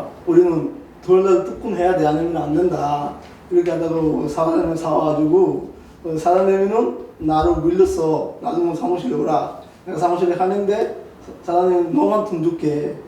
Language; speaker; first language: Korean; non-native, learner; Bangla